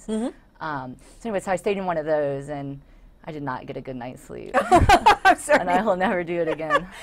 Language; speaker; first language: English; native; English